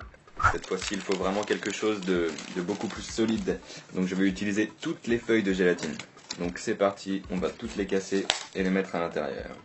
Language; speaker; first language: French; native; French